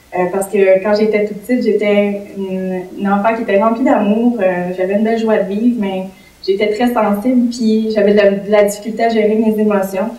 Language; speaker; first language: French; native; French